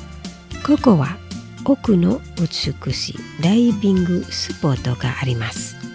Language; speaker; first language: Japanese; non-native, fluent; Indonesian